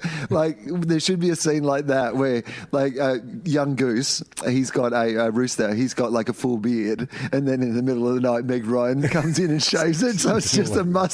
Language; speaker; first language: English; native; English